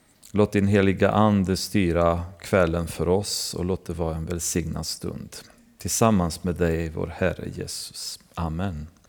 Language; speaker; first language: Swedish; non-native, fluent; Romanian